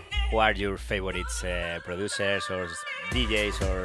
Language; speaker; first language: English; non-native, learner; Spanish